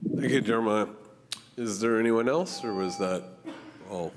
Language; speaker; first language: English; native; English